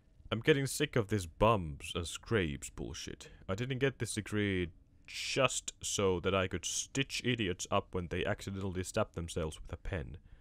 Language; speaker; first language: English; non-native, fluent; Finnish